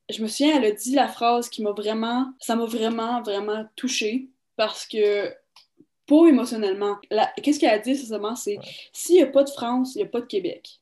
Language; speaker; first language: French; native; French